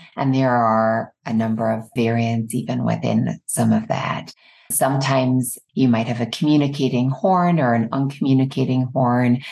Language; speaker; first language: English; native; English